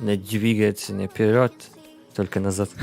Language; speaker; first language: Russian; non-native, learner; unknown